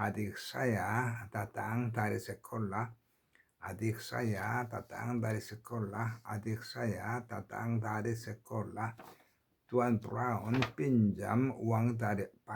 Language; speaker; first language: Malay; non-native, learner; Korean